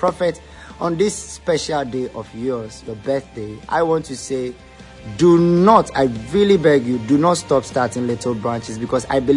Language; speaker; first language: English; non-native, local second language; Ga